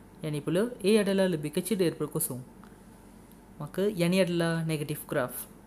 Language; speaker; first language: Malay; non-native, local second language; Tamil